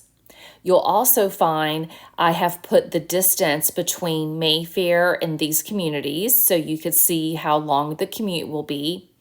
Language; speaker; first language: English; native; English